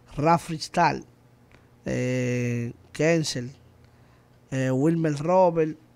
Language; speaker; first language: Spanish; native; Spanish